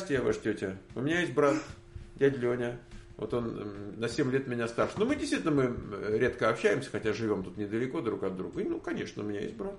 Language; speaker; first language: Russian; native; Russian